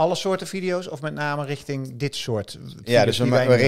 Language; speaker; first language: Dutch; native; Dutch